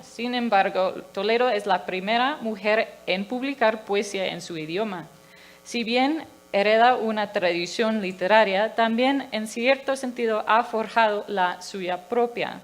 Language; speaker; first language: Spanish; non-native, learner; English